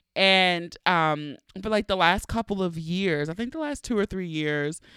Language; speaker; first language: English; native; English